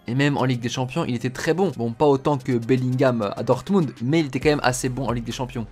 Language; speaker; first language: French; native; French